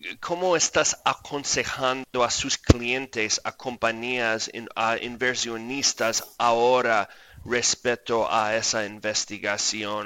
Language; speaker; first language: Spanish; non-native, fluent; English